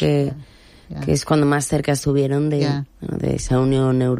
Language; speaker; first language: Spanish; native; Spanish